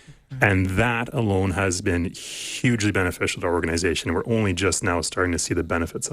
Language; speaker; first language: English; native; English